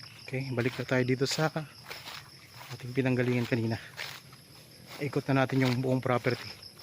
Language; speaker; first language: Filipino; native; Filipino